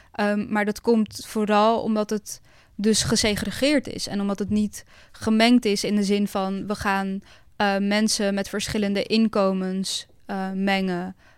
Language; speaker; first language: Dutch; early bilingual, other home language; Bosnian